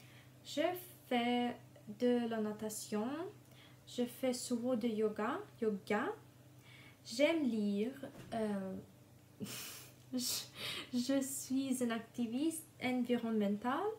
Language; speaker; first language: French; non-native, learner; Russian